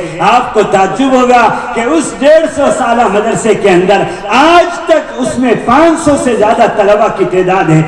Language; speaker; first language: Urdu; non-native, local second language; Tamil